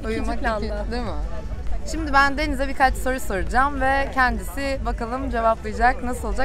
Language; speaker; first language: Turkish; native; Turkish